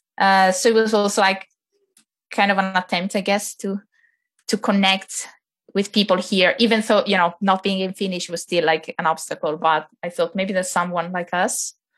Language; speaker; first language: English; non-native, fluent; Italian